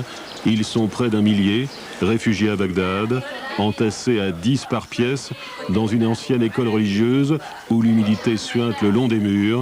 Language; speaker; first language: French; native; French